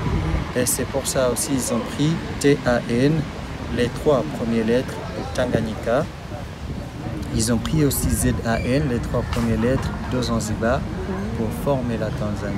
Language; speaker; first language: French; non-native, fluent; Swahili